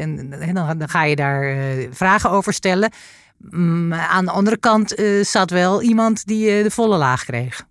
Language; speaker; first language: Dutch; native; Dutch